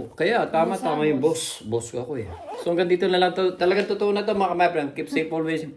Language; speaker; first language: Filipino; native; Filipino